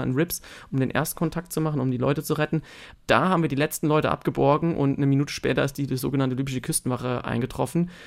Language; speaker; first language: German; native; German